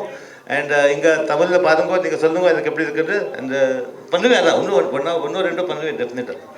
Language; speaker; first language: Tamil; early bilingual, heritage; Tamil